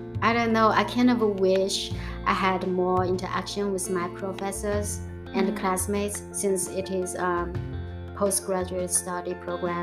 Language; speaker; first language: English; non-native, fluent; Chinese